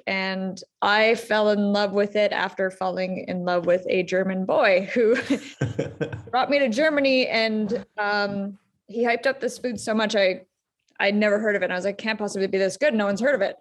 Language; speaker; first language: English; native; English